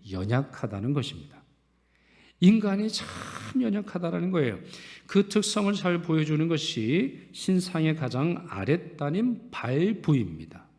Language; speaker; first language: Korean; native; Korean